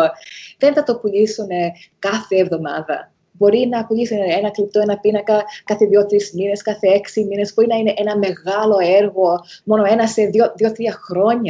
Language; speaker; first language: Greek; early bilingual, heritage; Greek